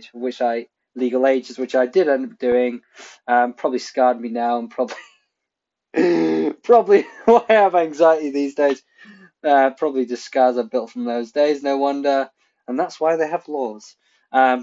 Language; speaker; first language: English; native; English